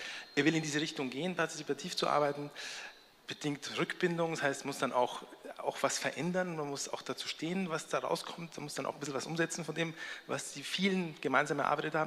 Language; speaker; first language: German; native; German